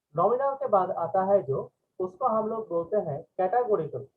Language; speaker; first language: Hindi; non-native, local second language; Bangla